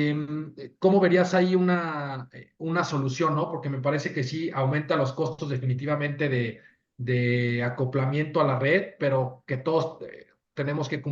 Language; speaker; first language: Spanish; native; Spanish